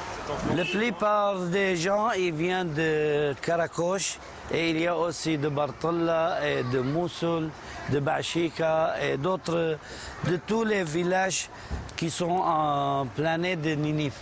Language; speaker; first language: French; non-native, fluent; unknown